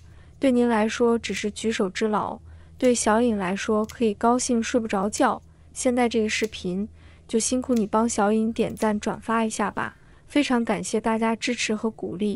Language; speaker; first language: Chinese; native; Chinese